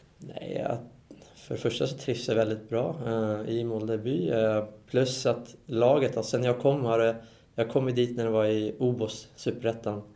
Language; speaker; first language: Swedish; native; Swedish